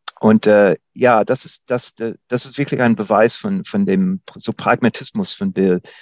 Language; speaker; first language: German; non-native, fluent; English